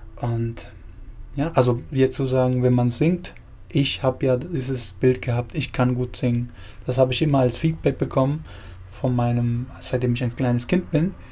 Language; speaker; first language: German; early bilingual, other home language; Spanish